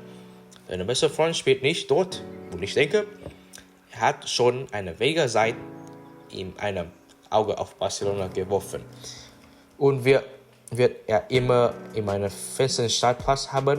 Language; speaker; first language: German; non-native, learner; English